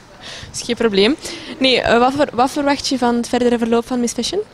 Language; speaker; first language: Dutch; native; Dutch